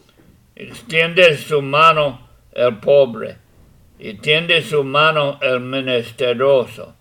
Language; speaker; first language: Spanish; non-native, fluent; English